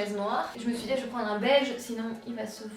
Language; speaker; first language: French; native; French